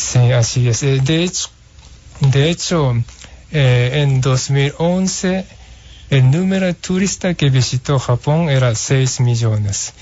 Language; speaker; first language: Spanish; non-native, fluent; Japanese